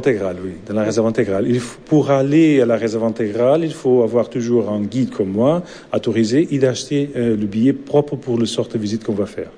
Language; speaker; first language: French; non-native, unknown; Portuguese